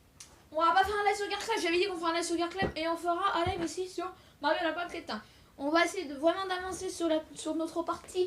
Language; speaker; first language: French; native; French